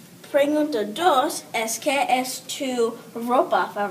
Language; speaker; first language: Spanish; non-native, learner; English